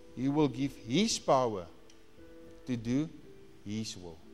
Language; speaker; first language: English; non-native, local second language; Afrikaans